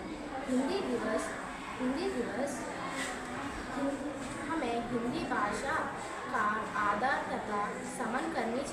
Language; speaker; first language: Hindi; non-native, local second language; Telugu